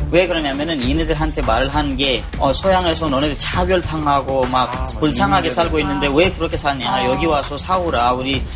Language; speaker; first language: Korean; non-native, fluent; Urdu